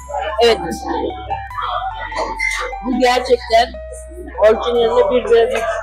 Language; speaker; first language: Turkish; early bilingual, heritage; Turkish